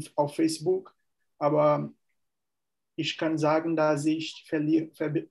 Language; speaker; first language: German; non-native, fluent; Portuguese